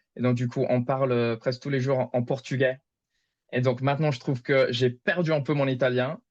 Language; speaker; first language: French; non-native, fluent; English